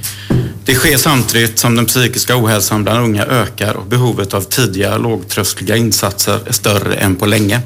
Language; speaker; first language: Swedish; native; Swedish